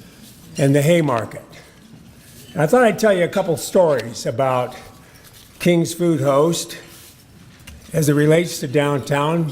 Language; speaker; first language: English; native; English